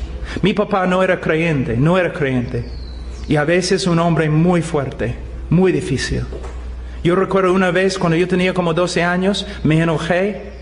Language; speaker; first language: Spanish; non-native, fluent; English